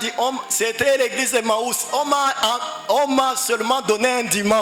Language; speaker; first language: French; non-native, local second language; Rundi